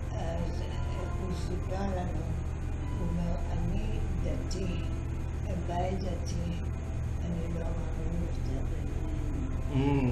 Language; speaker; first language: Hebrew; non-native, fluent; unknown